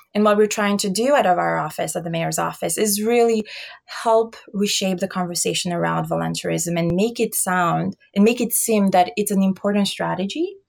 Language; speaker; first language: English; early bilingual, other home language; Albanian